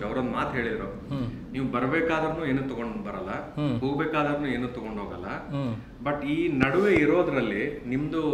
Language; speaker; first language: Kannada; native; Kannada